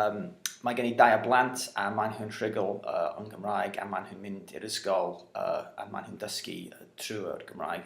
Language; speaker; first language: Welsh; non-native, learner; English